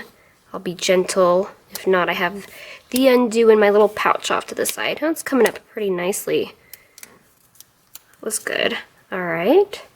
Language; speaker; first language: English; native; English